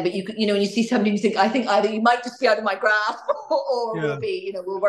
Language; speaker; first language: English; native; English